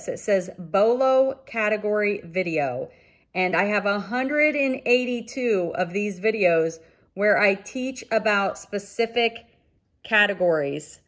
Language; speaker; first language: English; native; English